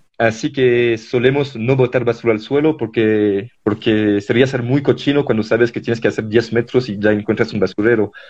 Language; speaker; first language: Spanish; non-native, fluent; French